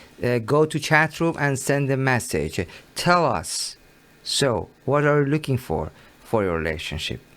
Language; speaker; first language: English; non-native, learner; Persian